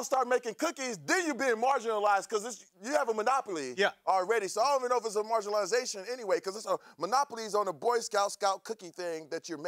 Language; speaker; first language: English; native; English